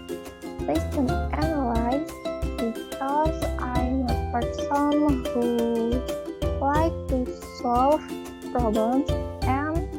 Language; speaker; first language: English; non-native, learner; Indonesian